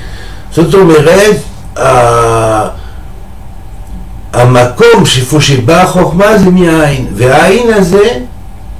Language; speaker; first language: Hebrew; non-native, fluent; French